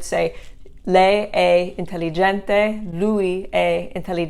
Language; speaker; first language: Italian; non-native, fluent; English